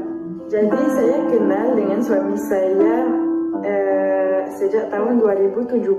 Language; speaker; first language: Indonesian; non-native, fluent; French